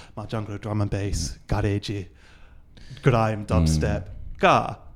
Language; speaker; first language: Japanese; non-native, fluent; English